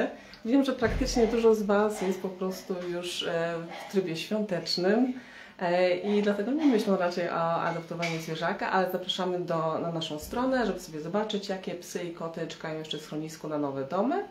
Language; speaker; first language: Polish; native; Polish